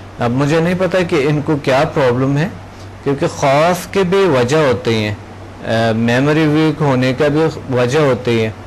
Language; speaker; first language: Urdu; non-native, local second language; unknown